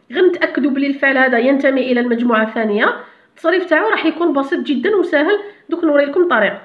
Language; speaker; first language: Arabic; native; Arabic